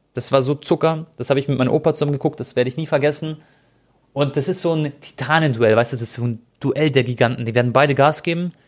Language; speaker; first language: German; native; German